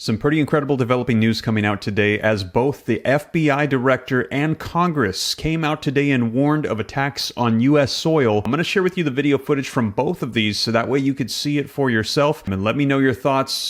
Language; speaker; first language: English; native; English